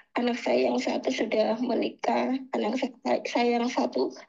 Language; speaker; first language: Indonesian; native; Indonesian